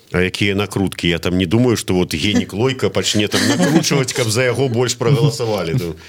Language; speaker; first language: Belarusian; native; Belarusian